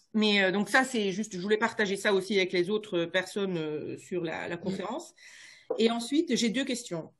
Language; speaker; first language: French; native; French